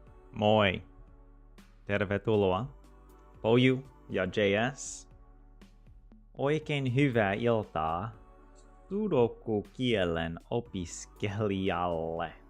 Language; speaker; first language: Finnish; non-native, learner; English